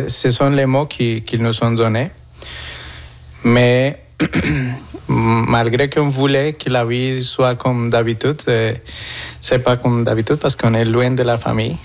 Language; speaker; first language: French; non-native, fluent; Spanish